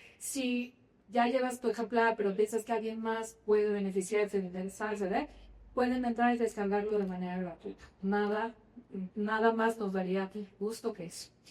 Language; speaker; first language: Spanish; native; Spanish